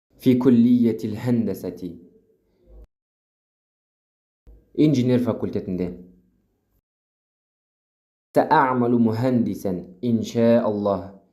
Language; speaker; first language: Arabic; non-native, fluent; Kazakh